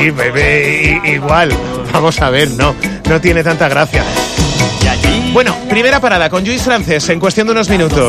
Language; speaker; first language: Spanish; native; Spanish